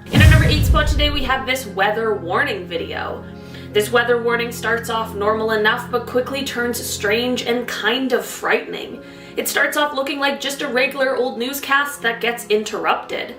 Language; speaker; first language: English; native; English